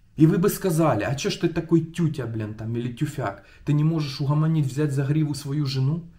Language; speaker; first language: Russian; non-native, local second language; Ukrainian